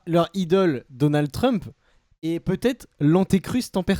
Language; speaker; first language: French; native; French